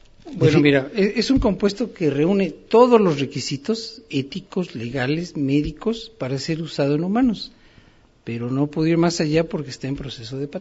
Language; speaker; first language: Spanish; native; Spanish